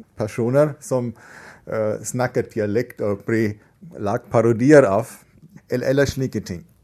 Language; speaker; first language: Norwegian; non-native, fluent; German